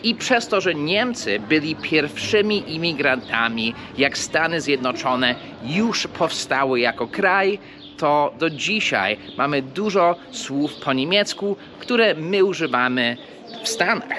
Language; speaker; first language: Polish; early bilingual, heritage; English